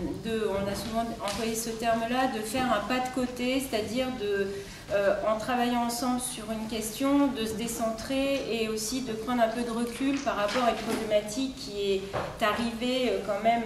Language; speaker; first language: French; native; French